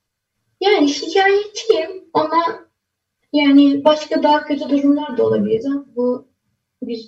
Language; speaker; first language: Turkish; early bilingual, other home language; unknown